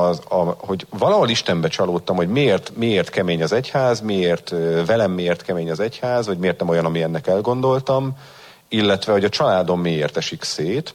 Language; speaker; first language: Hungarian; native; Hungarian